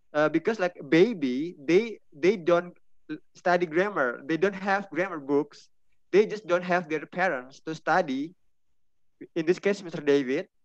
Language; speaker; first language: English; non-native, fluent; Indonesian